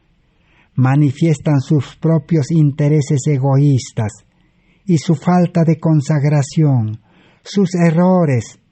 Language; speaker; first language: Spanish; native; Spanish